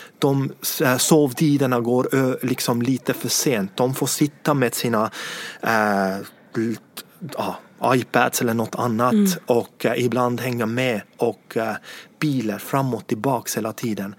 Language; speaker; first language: Swedish; non-native, fluent; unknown